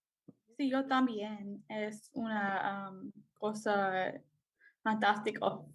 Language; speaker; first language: Spanish; non-native, learner; English